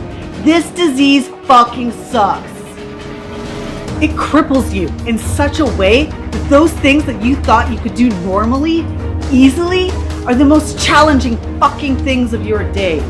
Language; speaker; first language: English; native; English